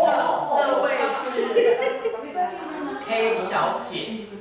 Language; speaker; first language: Chinese; non-native, learner; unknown